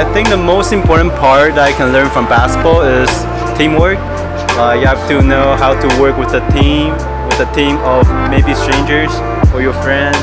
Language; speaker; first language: English; early bilingual, other home language; Chinese